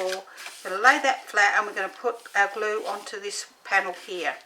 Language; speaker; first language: English; native; English